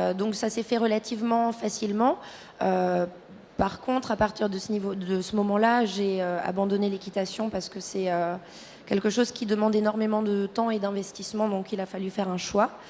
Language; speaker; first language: French; native; French